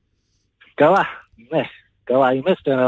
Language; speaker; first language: Greek; non-native, fluent; Bulgarian